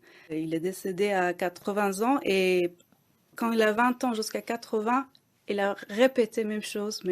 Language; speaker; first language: French; non-native, fluent; Persian